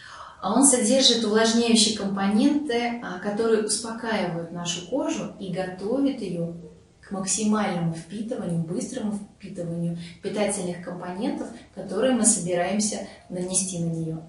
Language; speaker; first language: Russian; native; Russian